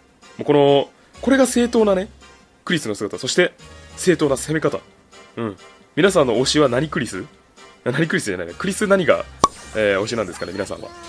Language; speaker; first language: Japanese; native; Japanese